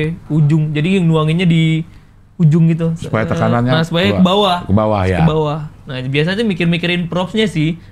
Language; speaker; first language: Indonesian; native; Indonesian